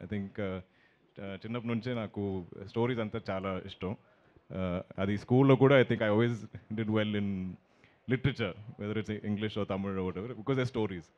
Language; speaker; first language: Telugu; non-native, learner; Malayalam